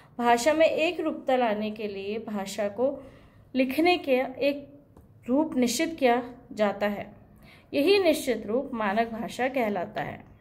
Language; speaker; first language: Hindi; native; Hindi